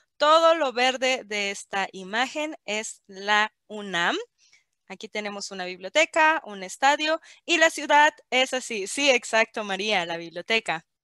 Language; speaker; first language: Spanish; native; Spanish